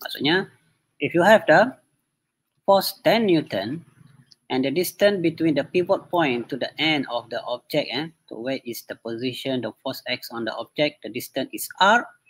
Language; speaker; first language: English; non-native, local second language; Malay